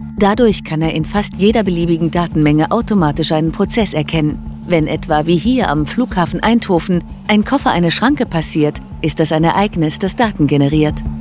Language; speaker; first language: German; native; German